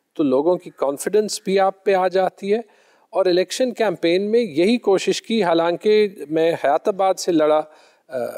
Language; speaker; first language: Urdu; non-native, local second language; Pashto